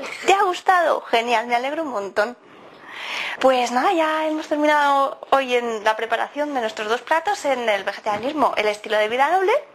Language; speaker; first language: Spanish; native; Spanish